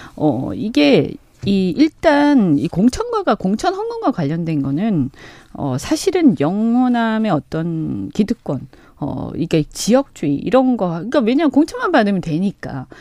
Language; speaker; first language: Korean; native; Korean